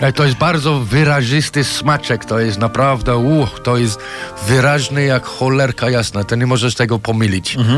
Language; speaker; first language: Polish; non-native, fluent; English